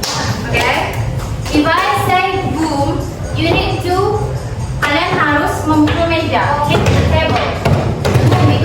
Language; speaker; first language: English; non-native, learner; Indonesian